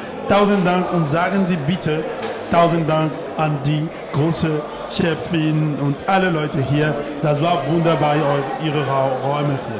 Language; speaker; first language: German; non-native, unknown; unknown